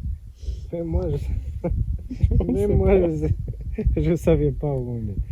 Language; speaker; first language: French; non-native, local second language; Arabic